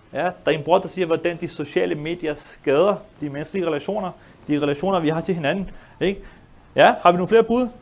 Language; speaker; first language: Danish; early bilingual, other home language; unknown